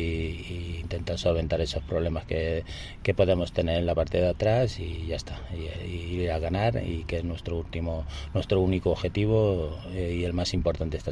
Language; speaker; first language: Spanish; native; Spanish